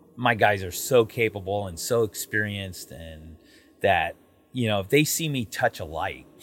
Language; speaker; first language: English; native; English